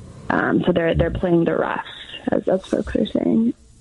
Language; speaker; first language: English; native; English